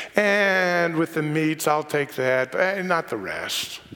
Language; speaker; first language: English; native; English